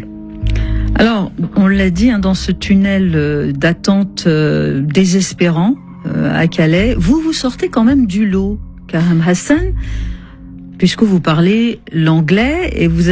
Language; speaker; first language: French; native; French